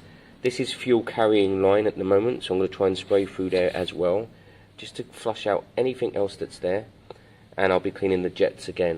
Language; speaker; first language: English; native; English